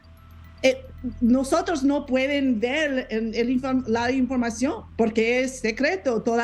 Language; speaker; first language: Spanish; non-native, learner; English